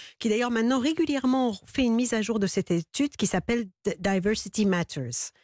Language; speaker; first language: French; early bilingual, other home language; Persian